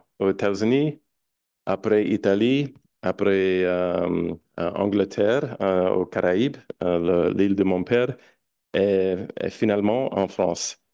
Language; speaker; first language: French; non-native, fluent; English